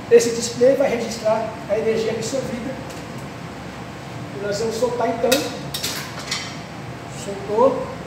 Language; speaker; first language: Portuguese; native; Portuguese